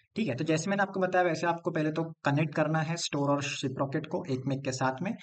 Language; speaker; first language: Hindi; non-native, local second language; Marathi